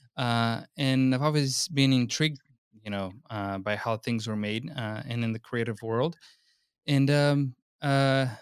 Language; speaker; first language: English; non-native, fluent; Portuguese